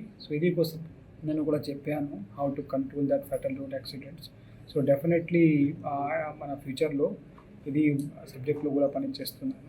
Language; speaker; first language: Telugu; non-native, fluent; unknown